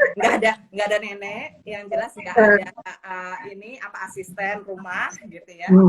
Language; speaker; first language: Indonesian; native; Indonesian